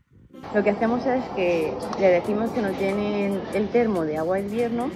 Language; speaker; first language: Spanish; native; Spanish